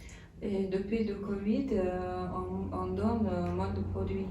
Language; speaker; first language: French; non-native, learner; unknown